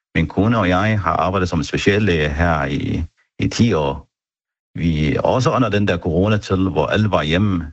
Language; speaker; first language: Danish; non-native, fluent; Arabic